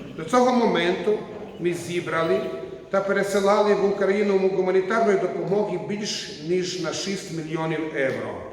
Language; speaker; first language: Ukrainian; non-native, learner; Croatian